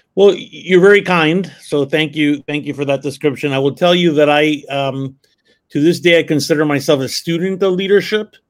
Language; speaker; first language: English; early bilingual, other home language; Spanish